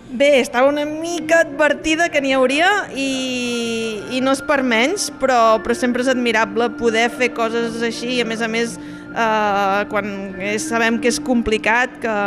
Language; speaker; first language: Catalan; native; Catalan